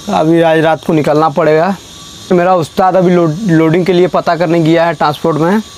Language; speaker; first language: Hindi; native; Hindi